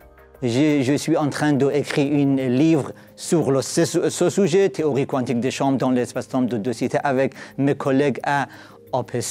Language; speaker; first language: French; non-native, learner; Persian